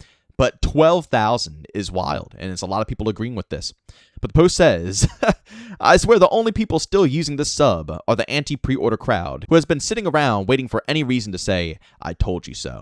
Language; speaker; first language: English; native; English